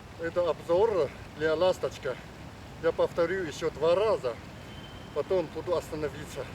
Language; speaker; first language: Russian; non-native, learner; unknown